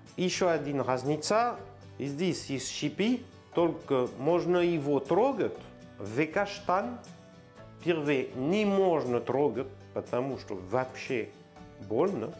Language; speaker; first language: Russian; non-native, learner; French